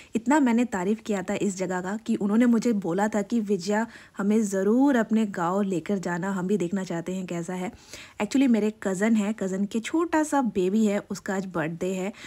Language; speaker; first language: Hindi; non-native, local second language; Bangla